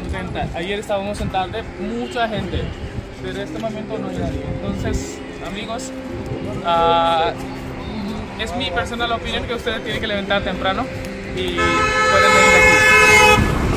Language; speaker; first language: Spanish; non-native, learner; Hindi